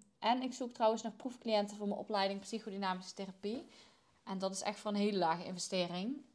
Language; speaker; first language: Dutch; native; Dutch